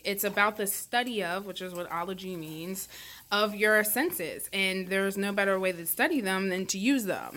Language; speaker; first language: English; native; English